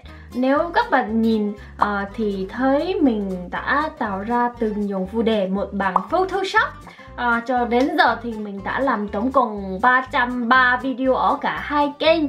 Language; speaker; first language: Vietnamese; non-native, fluent; Korean